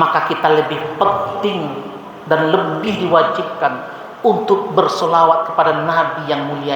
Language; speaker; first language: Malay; non-native, local second language; Minangkabau